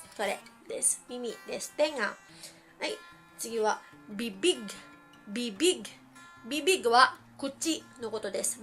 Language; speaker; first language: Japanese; early bilingual, heritage; Filipino